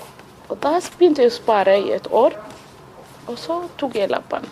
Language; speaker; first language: Norwegian; non-native, fluent; Somali